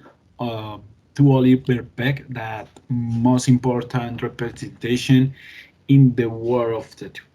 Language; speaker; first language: English; non-native, learner; Spanish